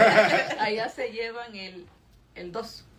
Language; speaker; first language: Spanish; native; Spanish